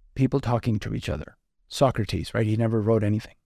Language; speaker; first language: English; non-native, local second language; Urdu